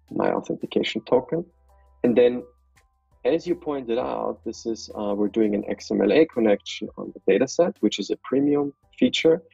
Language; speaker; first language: English; non-native, fluent; German